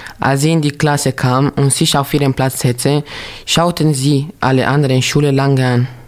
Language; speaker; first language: German; non-native, learner; Romanian